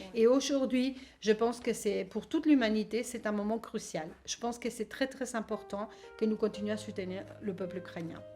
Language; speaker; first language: French; native; French